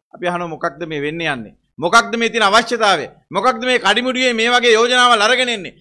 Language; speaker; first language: Sinhala; native; Sinhala